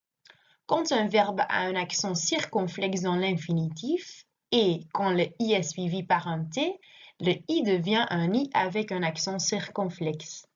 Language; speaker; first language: French; non-native, learner; Dutch